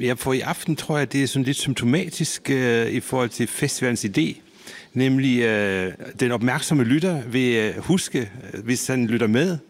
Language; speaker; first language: Danish; native; Danish